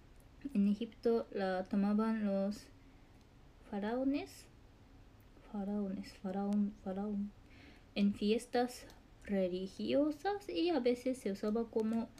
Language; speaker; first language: Spanish; non-native, learner; Japanese